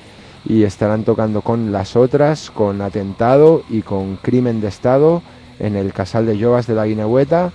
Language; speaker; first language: Spanish; native; Spanish